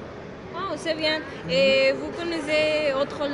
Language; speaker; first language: French; non-native, learner; Spanish